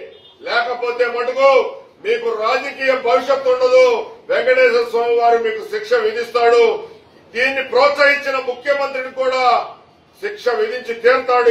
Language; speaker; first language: Telugu; native; Telugu